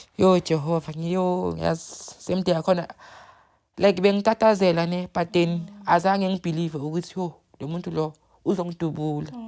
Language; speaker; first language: Zulu; native; Zulu